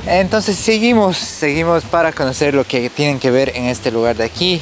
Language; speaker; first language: Spanish; native; Spanish